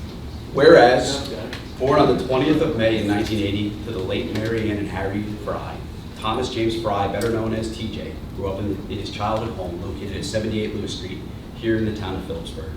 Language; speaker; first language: English; native; English